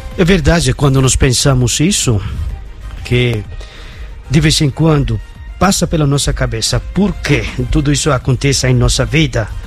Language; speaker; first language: Portuguese; non-native, fluent; Bangla